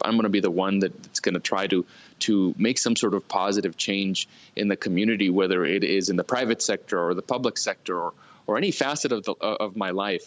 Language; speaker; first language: English; early bilingual, other home language; Spanish